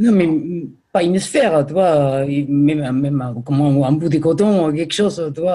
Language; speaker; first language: French; native; French